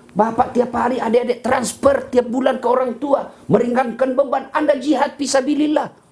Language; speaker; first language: Malay; non-native, local second language; Buginese